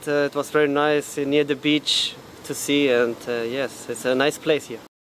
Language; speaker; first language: English; non-native, learner; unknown